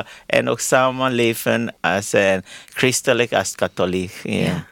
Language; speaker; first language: Dutch; non-native, learner; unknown